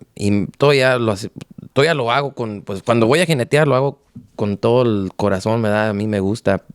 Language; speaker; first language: Spanish; early bilingual, heritage; Spanish